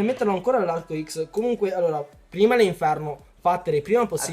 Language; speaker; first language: Italian; early bilingual, other home language; Chinese